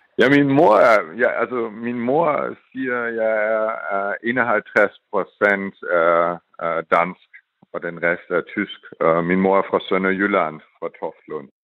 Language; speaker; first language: Danish; early bilingual, heritage; German